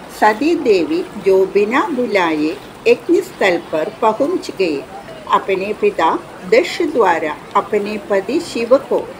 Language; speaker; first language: Hindi; non-native, local second language; Malayalam